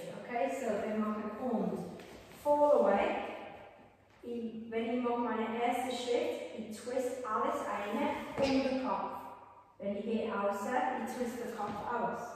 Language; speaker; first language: German; non-native, fluent; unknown